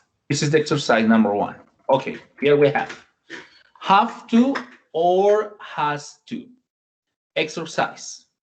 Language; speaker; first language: English; non-native, fluent; Spanish